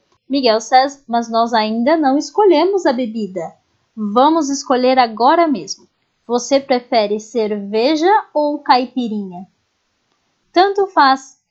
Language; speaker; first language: Portuguese; native; Portuguese